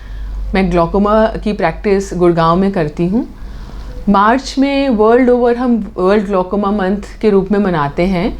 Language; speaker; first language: Hindi; native; Hindi